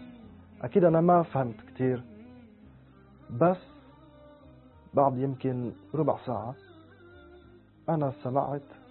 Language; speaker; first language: Arabic; non-native, fluent; French